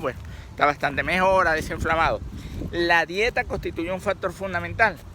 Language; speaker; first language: Spanish; native; Spanish